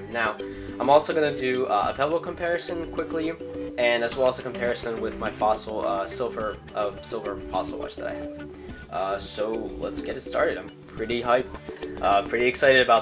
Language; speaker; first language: English; native; English